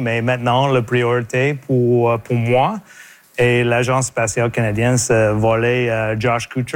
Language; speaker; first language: French; non-native, local second language; English